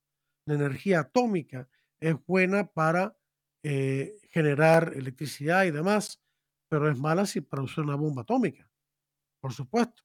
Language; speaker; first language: Spanish; native; Spanish